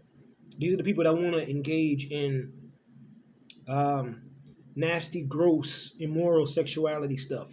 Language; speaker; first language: English; native; English